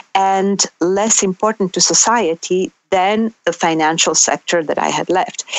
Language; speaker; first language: English; non-native, fluent; Italian